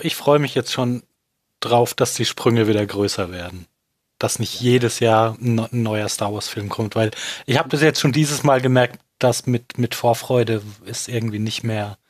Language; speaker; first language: German; native; German